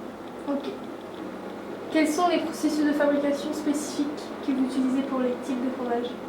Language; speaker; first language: French; native; French